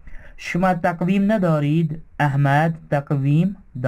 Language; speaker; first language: Persian; non-native, fluent; Urdu